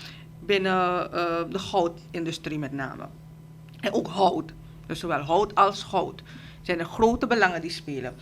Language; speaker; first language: Dutch; native; Dutch